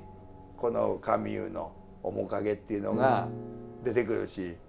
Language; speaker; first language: Japanese; native; Japanese